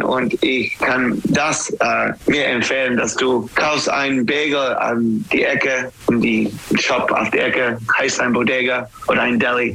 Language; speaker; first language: German; non-native, learner; English